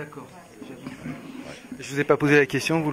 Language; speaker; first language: French; native; French